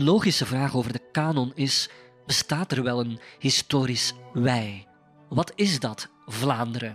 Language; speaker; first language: Dutch; native; Dutch